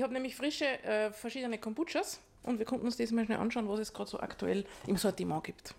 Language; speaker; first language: German; native; German